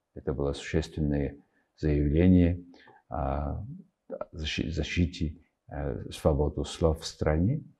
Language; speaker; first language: Russian; non-native, fluent; Mongolian